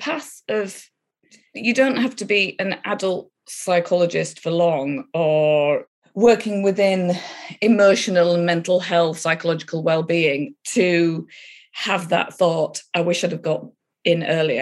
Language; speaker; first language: English; native; English